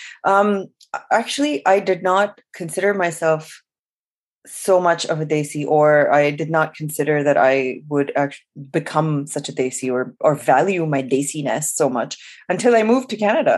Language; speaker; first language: English; non-native, local second language; Urdu